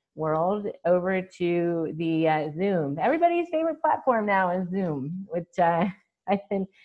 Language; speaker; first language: English; native; English